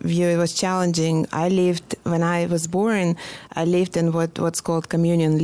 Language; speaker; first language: English; non-native, fluent; Russian